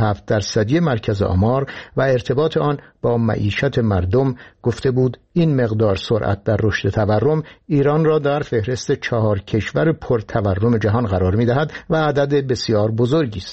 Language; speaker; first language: Persian; native; Persian